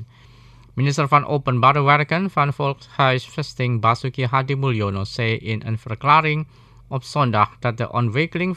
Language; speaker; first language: Dutch; non-native, fluent; Indonesian